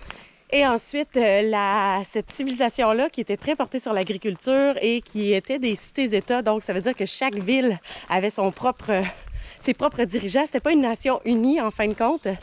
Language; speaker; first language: French; native; French